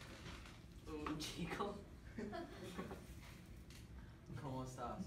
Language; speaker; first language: Spanish; non-native, learner; English